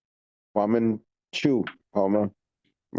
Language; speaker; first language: Chinese; non-native, learner; Urdu